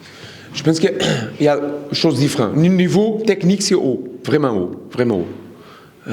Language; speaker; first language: French; non-native, learner; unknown